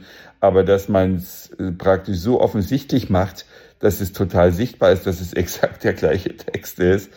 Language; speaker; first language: German; native; German